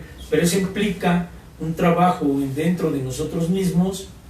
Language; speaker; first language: Spanish; native; Spanish